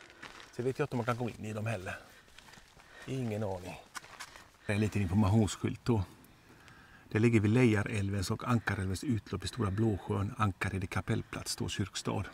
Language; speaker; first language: Swedish; native; Swedish